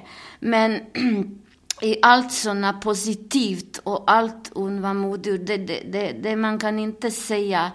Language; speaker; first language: Swedish; non-native, fluent; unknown